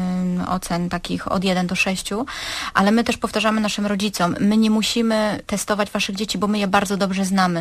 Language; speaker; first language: Polish; native; Polish